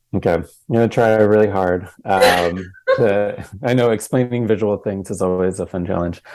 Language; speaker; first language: English; native; English